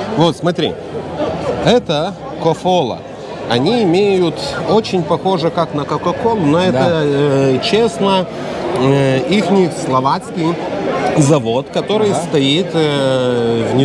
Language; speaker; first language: Russian; non-native, local second language; Lithuanian